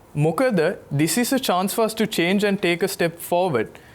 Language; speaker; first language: English; non-native, local second language; Sinhala